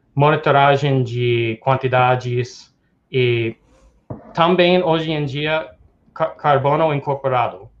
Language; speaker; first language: Portuguese; non-native, fluent; English